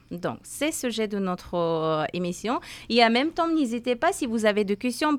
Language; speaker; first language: French; non-native, learner; Persian